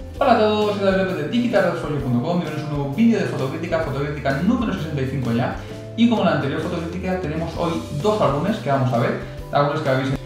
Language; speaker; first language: Spanish; native; Spanish